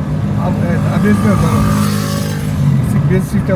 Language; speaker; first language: Russian; non-native, local second language; Uzbek